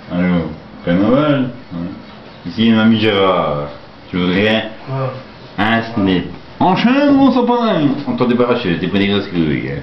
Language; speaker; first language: French; native; French